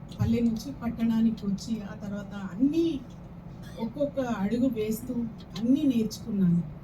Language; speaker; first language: Telugu; non-native, local second language; Lambadi